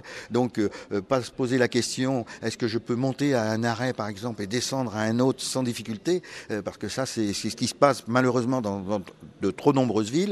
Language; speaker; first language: French; native; French